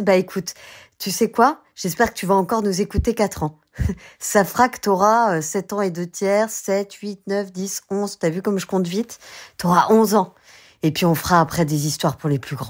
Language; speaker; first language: French; native; French